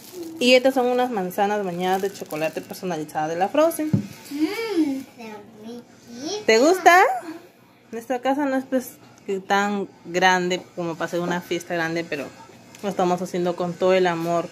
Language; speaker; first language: Spanish; native; Spanish